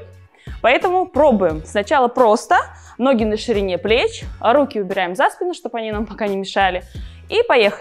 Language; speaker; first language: Russian; native; Russian